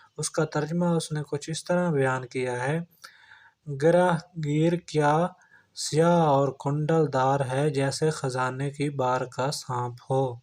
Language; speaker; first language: Urdu; non-native, local second language; Punjabi